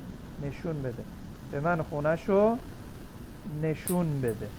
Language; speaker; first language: Persian; non-native, fluent; Urdu